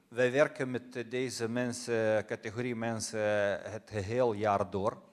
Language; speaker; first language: Dutch; non-native, fluent; Russian